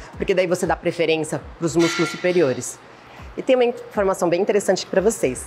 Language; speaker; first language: Portuguese; native; Portuguese